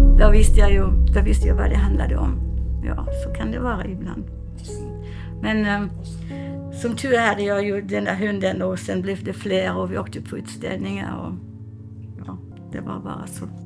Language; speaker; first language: Swedish; non-native, fluent; German